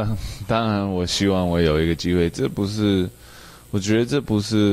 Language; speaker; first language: Chinese; early bilingual, heritage; English